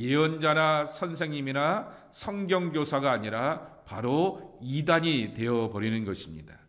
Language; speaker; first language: Korean; native; Korean